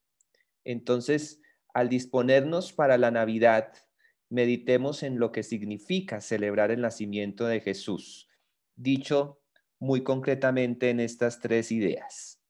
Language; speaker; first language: Spanish; native; Spanish